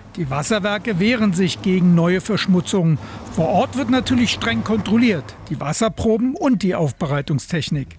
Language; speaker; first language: German; native; German